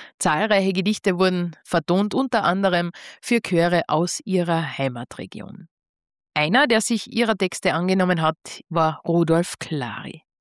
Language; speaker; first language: German; native; German